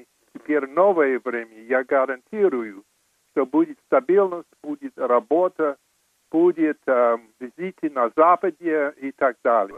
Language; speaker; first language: Russian; non-native, fluent; English